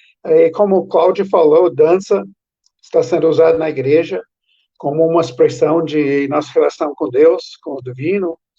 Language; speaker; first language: Portuguese; non-native, fluent; English